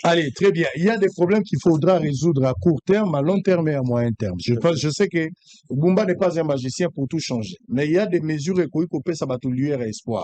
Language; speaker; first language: French; non-native, local second language; Lingala